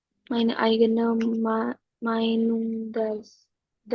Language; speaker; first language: German; non-native, learner; Indonesian